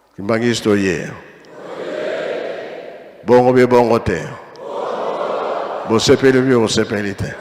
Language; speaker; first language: Lingala; non-native, local second language; Kongo